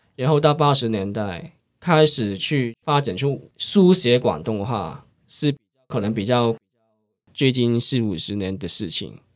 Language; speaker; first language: Chinese; non-native, local second language; Cantonese